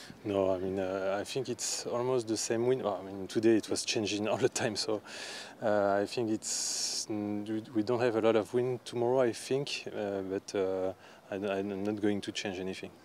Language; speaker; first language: English; non-native, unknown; French